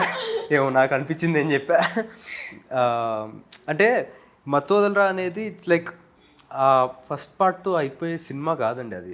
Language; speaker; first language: Telugu; native; Telugu